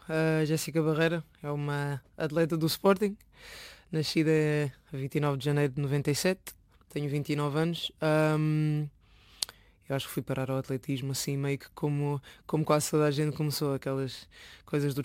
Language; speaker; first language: Portuguese; native; Portuguese